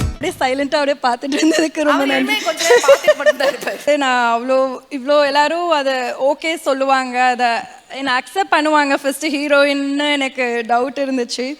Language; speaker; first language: Tamil; native; Tamil